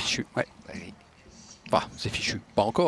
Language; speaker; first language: French; native; French